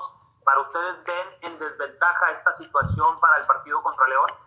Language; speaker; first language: Spanish; native; Spanish